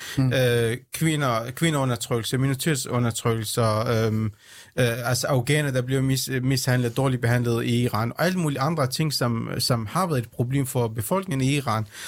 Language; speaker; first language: Danish; early bilingual, other home language; Central Kurdish